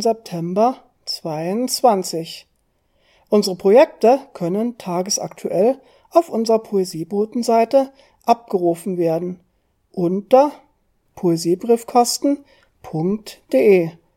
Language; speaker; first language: German; native; German